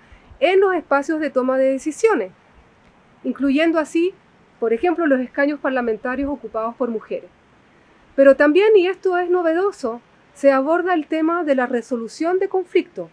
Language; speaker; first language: Spanish; native; Spanish